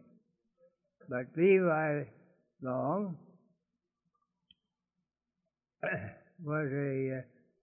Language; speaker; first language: English; native; English